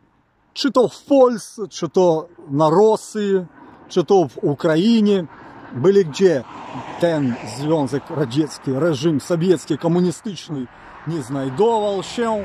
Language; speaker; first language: Polish; non-native, fluent; Ukrainian